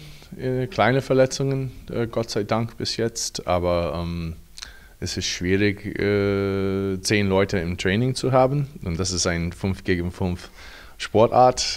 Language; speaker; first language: German; non-native, fluent; English